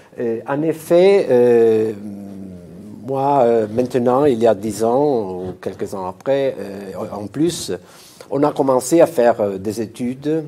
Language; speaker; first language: French; non-native, fluent; Italian